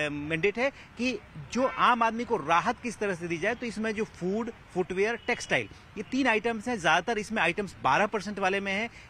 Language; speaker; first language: Hindi; native; Hindi